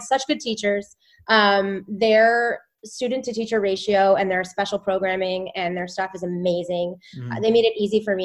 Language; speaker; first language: English; native; English